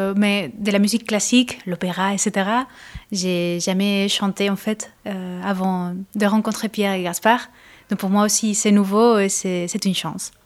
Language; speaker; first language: French; non-native, fluent; Spanish